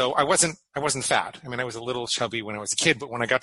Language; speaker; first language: English; native; English